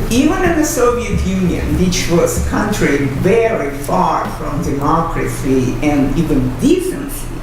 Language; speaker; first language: English; non-native, fluent; Russian